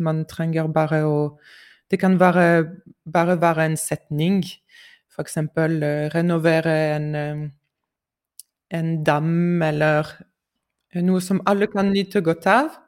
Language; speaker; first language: Norwegian; non-native, fluent; French